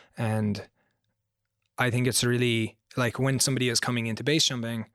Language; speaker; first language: English; native; English